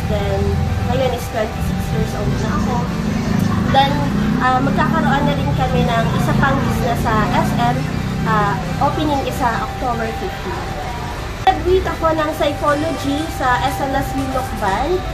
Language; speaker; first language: Filipino; native; Filipino